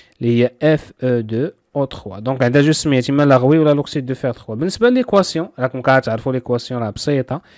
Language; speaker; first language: French; non-native, local second language; Arabic